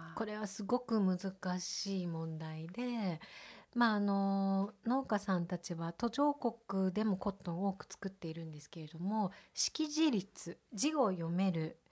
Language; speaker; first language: Japanese; native; Japanese